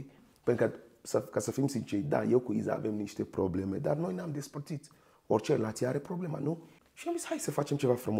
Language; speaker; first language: Romanian; non-native, fluent; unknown